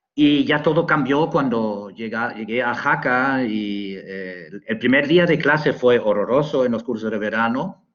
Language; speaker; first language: Spanish; non-native, fluent; German